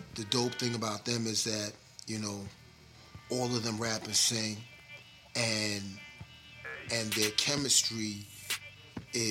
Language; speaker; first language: English; native; English